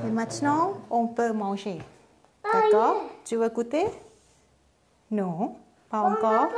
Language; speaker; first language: French; non-native, learner; Thai